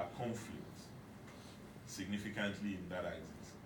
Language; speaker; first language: English; non-native, local second language; Yoruba